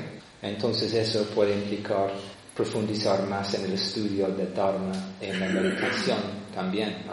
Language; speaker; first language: Spanish; non-native, fluent; English